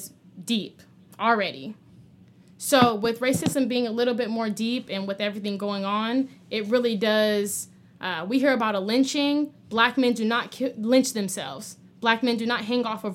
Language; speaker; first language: English; native; English